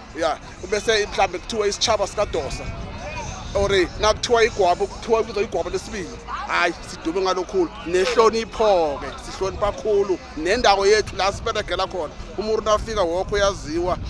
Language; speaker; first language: Zulu; non-native, local second language; South Ndebele